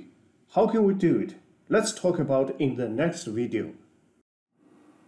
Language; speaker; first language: English; non-native, fluent; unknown